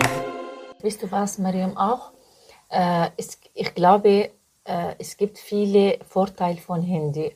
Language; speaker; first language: German; non-native, learner; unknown